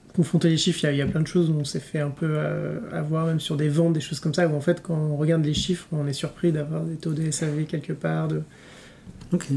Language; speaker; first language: French; native; French